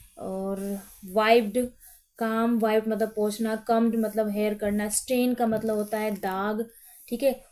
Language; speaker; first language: Hindi; native; Hindi